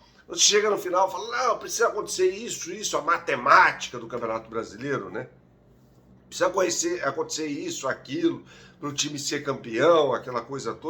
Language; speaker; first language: Portuguese; native; Portuguese